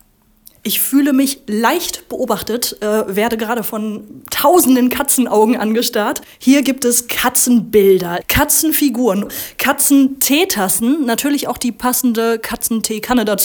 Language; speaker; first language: German; native; German